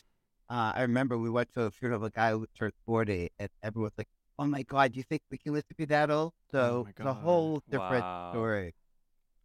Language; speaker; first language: English; native; English